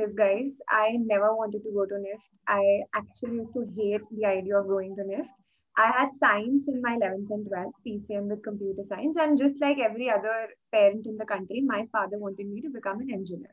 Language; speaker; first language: English; non-native, local second language; Hindi